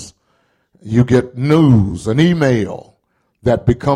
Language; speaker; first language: English; native; English